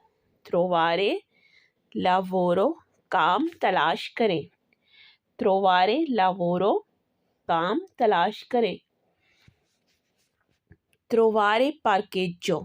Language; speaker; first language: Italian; non-native, fluent; Urdu